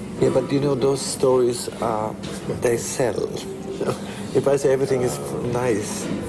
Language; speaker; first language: English; non-native, fluent; German